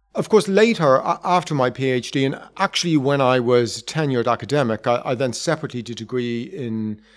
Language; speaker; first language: English; native; English